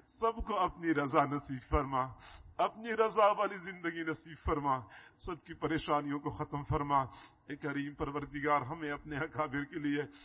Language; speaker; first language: Urdu; non-native, local second language; Punjabi